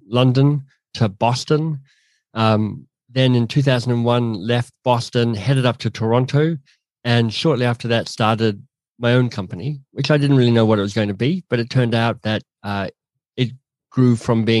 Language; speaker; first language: English; native; English